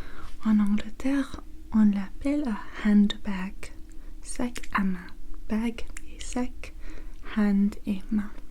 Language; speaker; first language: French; non-native, learner; English